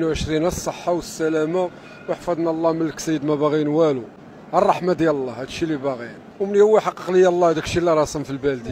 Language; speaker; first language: Arabic; native; Arabic